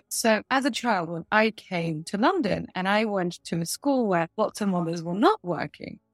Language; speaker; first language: English; early bilingual, other home language; Russian